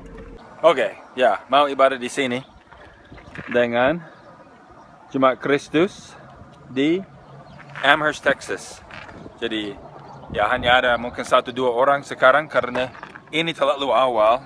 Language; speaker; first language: Indonesian; non-native, fluent; English